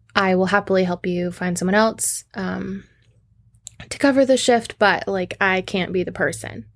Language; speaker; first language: English; native; English